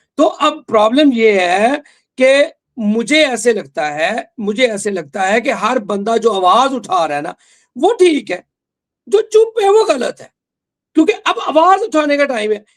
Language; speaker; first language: Urdu; non-native, local second language; Punjabi